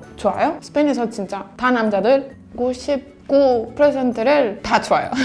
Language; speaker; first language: Korean; non-native, fluent; Spanish